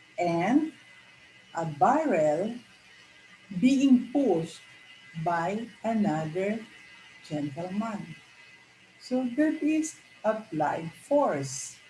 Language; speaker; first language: English; non-native, local second language; Filipino